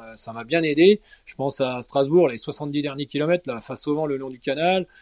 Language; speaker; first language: French; native; French